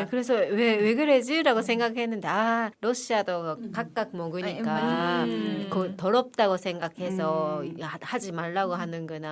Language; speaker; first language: Korean; non-native, fluent; Japanese